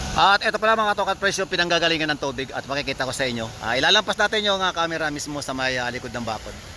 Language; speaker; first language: Filipino; native; Filipino